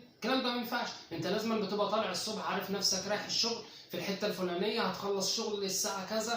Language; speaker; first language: Arabic; native; Arabic